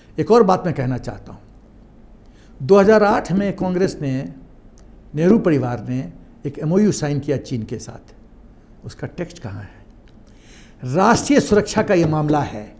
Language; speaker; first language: Hindi; native; Hindi